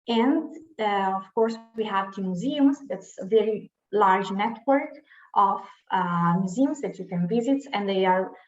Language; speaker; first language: English; non-native, fluent; Italian